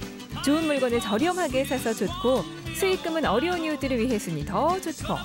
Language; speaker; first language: Korean; native; Korean